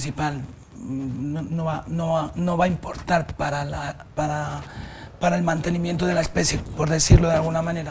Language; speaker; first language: Spanish; native; Spanish